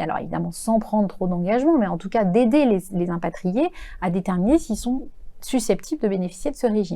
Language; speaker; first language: French; native; French